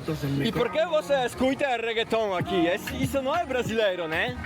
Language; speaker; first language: Portuguese; non-native, learner; Polish